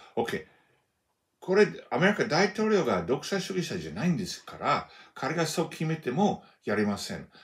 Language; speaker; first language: Japanese; non-native, fluent; English